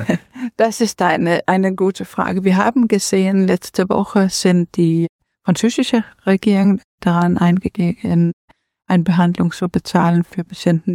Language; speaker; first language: German; non-native, learner; Danish